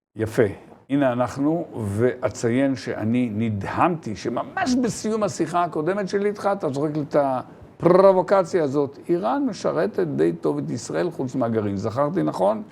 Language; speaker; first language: Hebrew; native; Hebrew